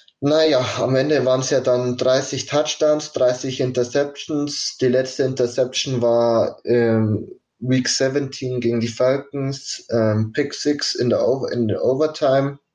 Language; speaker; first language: German; native; German